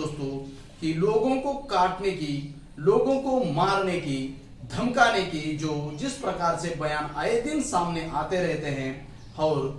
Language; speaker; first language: Hindi; native; Hindi